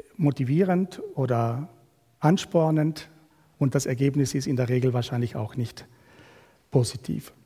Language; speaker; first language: German; non-native, fluent; Spanish